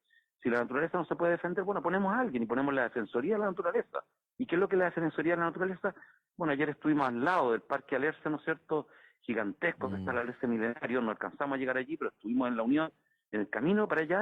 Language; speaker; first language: Spanish; native; Spanish